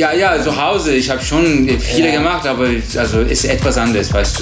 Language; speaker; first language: German; non-native, learner; Turkish